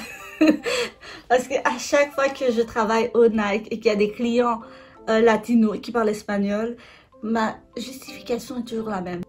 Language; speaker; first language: French; native; French